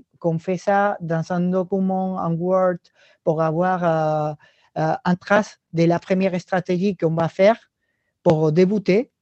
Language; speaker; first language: French; non-native, learner; Spanish